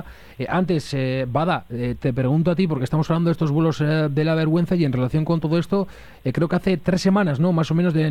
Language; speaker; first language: Spanish; native; Spanish